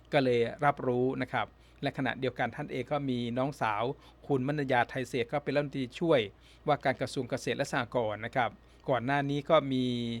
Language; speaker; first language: Thai; native; Thai